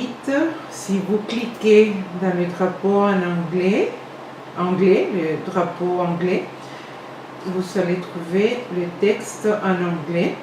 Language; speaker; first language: French; non-native, fluent; Spanish